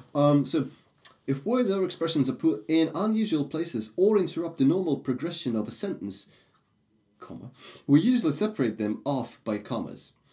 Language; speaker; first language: English; non-native, fluent; Russian